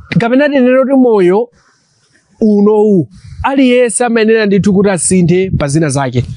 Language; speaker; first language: Nyanja; non-native, local second language; Tumbuka